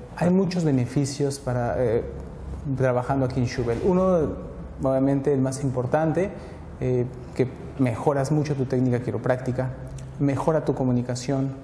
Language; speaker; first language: Spanish; native; Spanish